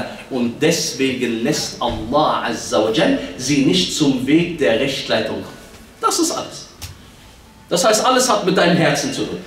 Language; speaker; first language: German; early bilingual, other home language; Arabic